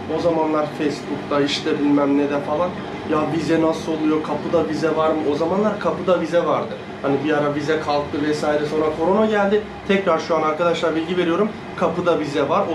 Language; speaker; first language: Turkish; native; Turkish